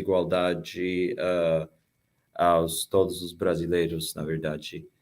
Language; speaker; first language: Portuguese; non-native, fluent; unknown